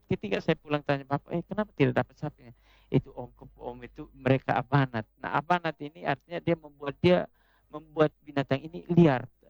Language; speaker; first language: Indonesian; non-native, local second language; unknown